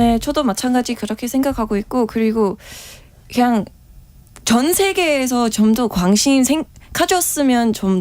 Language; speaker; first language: Korean; non-native, fluent; English